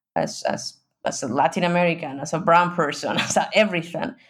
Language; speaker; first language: English; non-native, fluent; Spanish